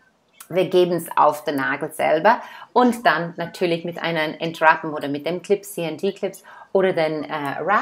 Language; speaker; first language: German; non-native, fluent; English